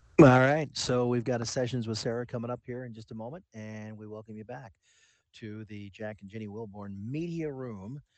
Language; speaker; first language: English; native; English